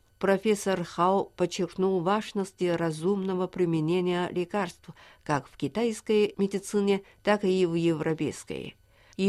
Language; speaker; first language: Russian; non-native, fluent; Chinese